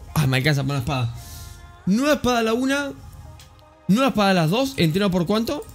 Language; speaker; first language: Spanish; native; Spanish